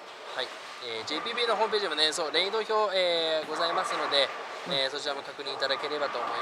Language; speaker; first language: Japanese; native; Japanese